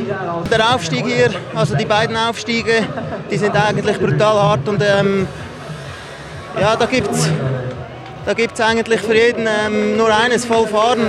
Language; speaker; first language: German; native; German